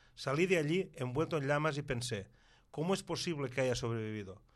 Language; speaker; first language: Spanish; non-native, local second language; Catalan